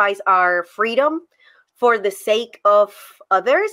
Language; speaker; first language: English; non-native, fluent; Spanish